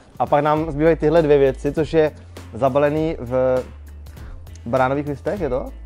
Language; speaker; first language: Czech; native; Czech